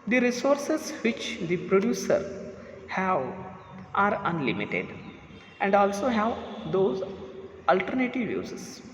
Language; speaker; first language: English; non-native, local second language; Kannada